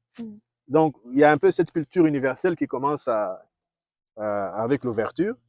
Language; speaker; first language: French; non-native, local second language; Kongo